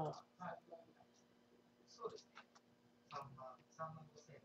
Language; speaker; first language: Japanese; native; Japanese